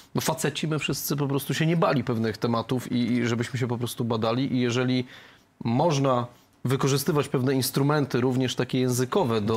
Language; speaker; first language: Polish; native; Polish